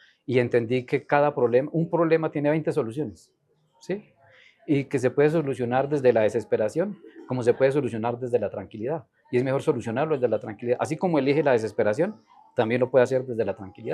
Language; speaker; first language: Spanish; native; Spanish